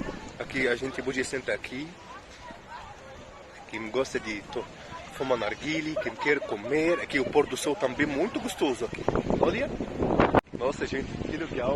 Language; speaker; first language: Portuguese; non-native, fluent; Arabic